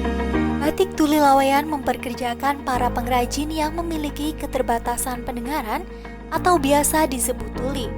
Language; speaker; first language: Indonesian; native; Indonesian